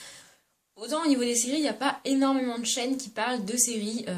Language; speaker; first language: French; native; French